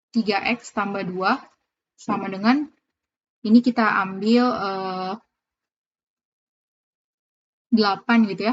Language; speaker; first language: Indonesian; native; Indonesian